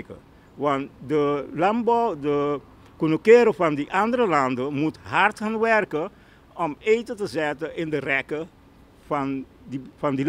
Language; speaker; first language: Dutch; non-native, local second language; Papiamento